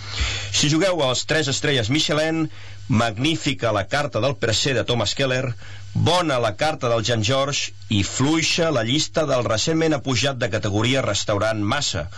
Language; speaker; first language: Catalan; native; Catalan